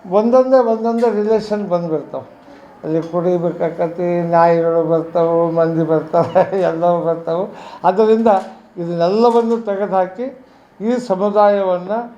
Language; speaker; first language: Kannada; non-native, local second language; Lambadi